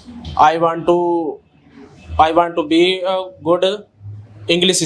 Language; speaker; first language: English; non-native, learner; Hindi